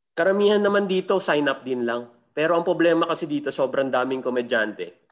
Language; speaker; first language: Filipino; native; Filipino